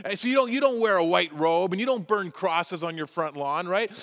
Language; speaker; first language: English; native; English